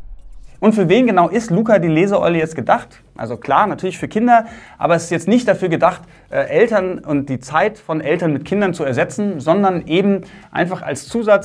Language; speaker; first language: German; native; German